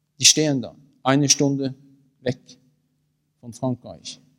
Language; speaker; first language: German; non-native, learner; Norwegian